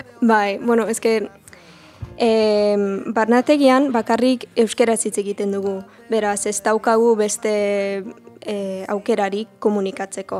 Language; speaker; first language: Basque; non-native, learner; English